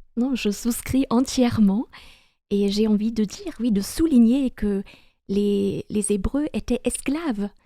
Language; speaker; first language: French; non-native, fluent; German